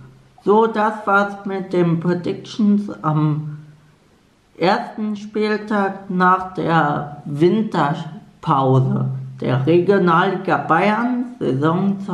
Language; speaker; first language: German; native; German